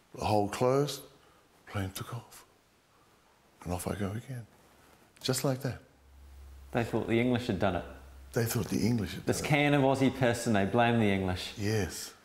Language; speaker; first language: English; native; English